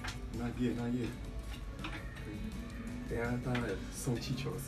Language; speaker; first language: Chinese; native; Chinese